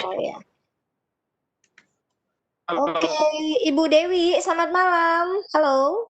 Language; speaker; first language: Indonesian; native; Indonesian